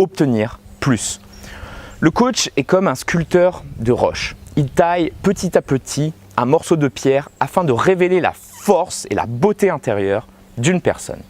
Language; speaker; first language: French; native; French